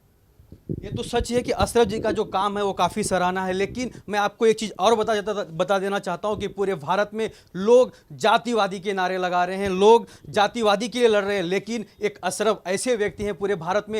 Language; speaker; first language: Hindi; native; Hindi